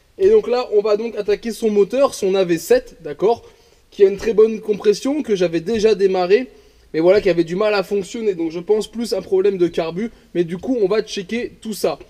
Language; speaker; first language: French; native; French